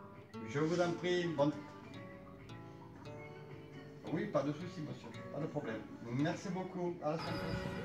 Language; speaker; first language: French; native; French